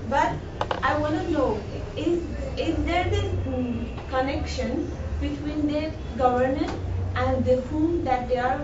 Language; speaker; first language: English; non-native, learner; Persian